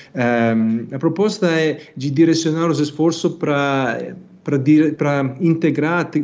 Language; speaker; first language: Portuguese; non-native, fluent; Italian